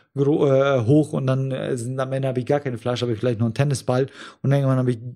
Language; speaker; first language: German; early bilingual, other home language; Russian